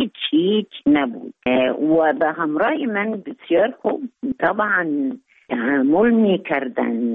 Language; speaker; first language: Persian; non-native, learner; Arabic